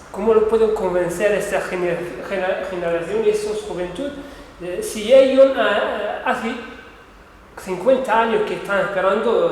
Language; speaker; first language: Spanish; non-native, local second language; Arabic